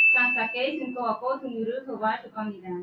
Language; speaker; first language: Korean; non-native, learner; Khmer